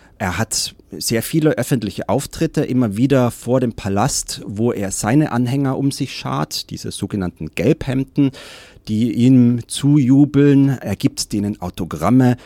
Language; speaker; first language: German; native; German